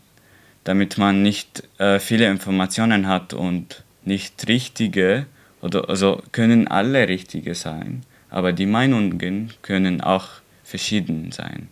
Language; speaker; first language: German; non-native, learner; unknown